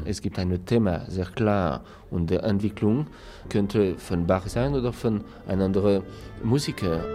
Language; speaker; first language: German; non-native, learner; French